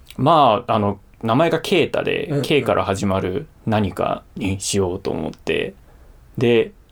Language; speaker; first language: Japanese; early bilingual, heritage; Japanese